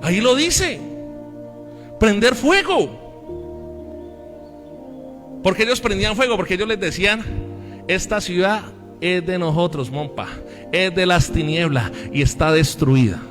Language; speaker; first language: Spanish; native; Spanish